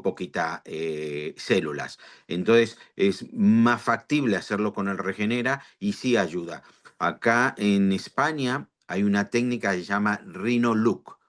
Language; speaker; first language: Spanish; native; Spanish